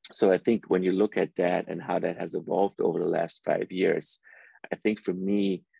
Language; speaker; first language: English; early bilingual, other home language; Persian